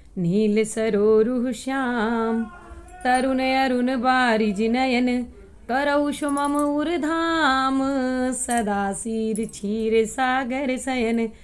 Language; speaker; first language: Hindi; native; Hindi